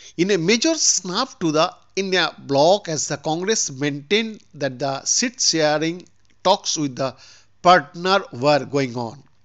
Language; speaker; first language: English; non-native, local second language; Bangla